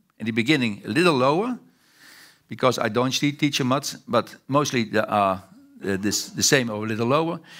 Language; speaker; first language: English; non-native, fluent; Dutch